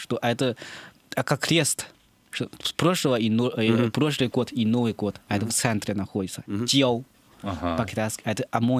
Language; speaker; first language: Russian; non-native, learner; Chinese